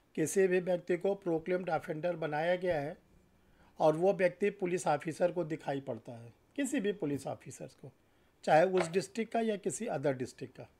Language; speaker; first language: Hindi; native; Hindi